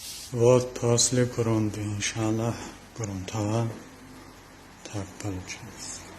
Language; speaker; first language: Russian; non-native, local second language; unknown